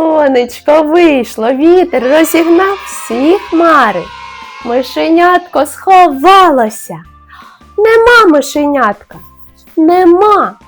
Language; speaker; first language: Ukrainian; native; Ukrainian